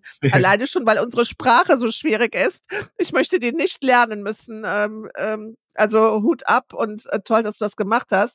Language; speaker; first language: German; native; German